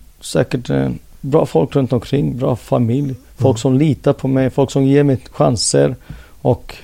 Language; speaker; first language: Swedish; early bilingual, other home language; Finnish